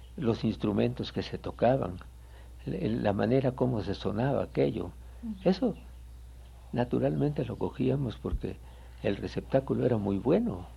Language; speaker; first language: Spanish; native; Spanish